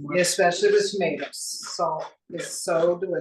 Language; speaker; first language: English; native; English